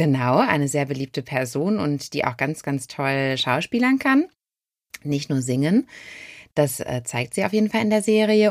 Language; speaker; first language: German; native; German